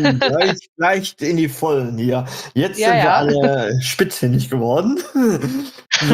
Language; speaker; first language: German; native; German